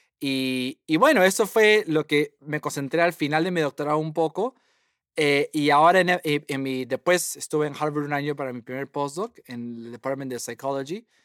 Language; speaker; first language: Spanish; native; Spanish